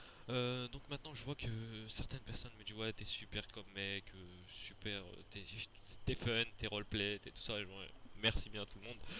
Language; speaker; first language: French; native; French